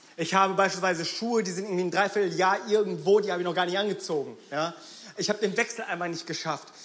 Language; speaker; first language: German; early bilingual, other home language; Korean